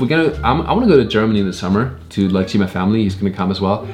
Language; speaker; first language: English; non-native, fluent; German